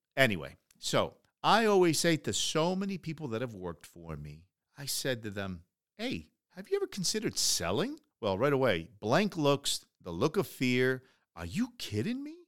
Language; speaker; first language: English; early bilingual, other home language; Spanish